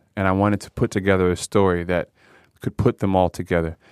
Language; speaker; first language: English; native; English